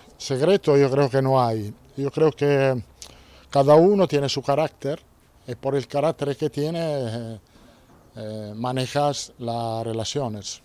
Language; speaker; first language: Spanish; non-native, fluent; Italian